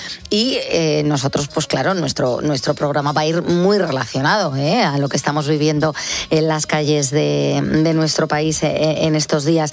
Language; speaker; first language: Spanish; native; Spanish